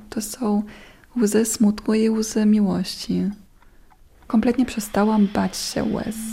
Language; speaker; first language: Polish; non-native, fluent; German